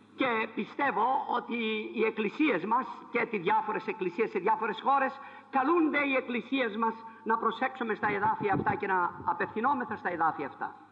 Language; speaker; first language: Greek; non-native, fluent; French